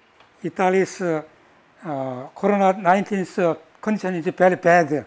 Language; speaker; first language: English; non-native, learner; Korean